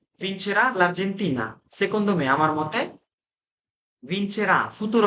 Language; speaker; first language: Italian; non-native, fluent; Bangla